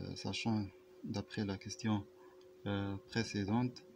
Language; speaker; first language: French; non-native, local second language; Arabic